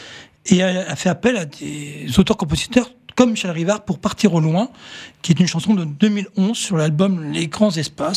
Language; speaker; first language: French; native; French